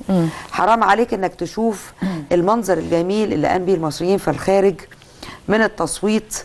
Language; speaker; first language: Arabic; native; Arabic